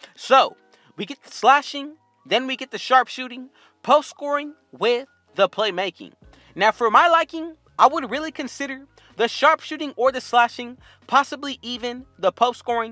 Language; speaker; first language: English; native; English